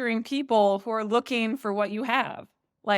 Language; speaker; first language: English; native; English